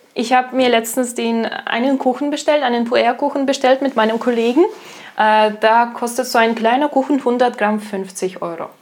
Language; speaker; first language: German; non-native, fluent; Russian